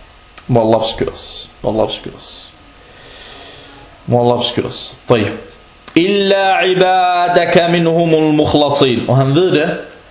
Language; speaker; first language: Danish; non-native, fluent; Arabic